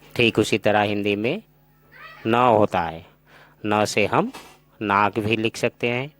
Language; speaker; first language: Hindi; non-native, local second language; Assamese